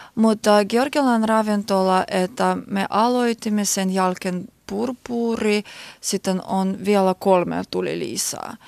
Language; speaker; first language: Finnish; non-native, learner; Georgian